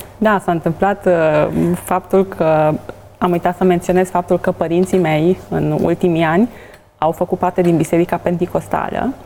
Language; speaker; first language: Romanian; native; Romanian